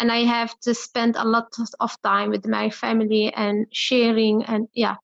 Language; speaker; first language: English; non-native, learner; Arabic